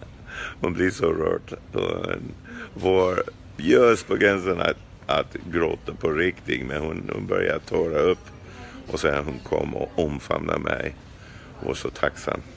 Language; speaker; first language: Swedish; non-native, fluent; English